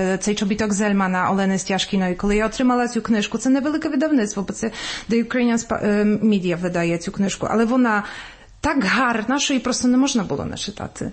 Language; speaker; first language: Ukrainian; early bilingual, heritage; Ukrainian